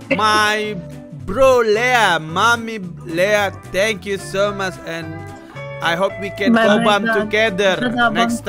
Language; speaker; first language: English; non-native, learner; Indonesian